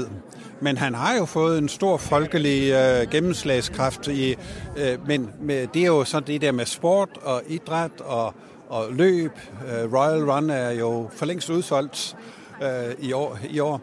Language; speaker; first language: Danish; native; Danish